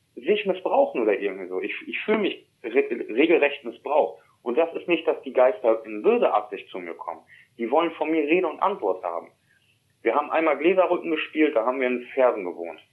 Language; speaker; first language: German; native; German